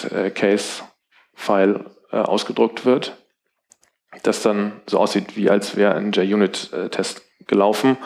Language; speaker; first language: German; native; German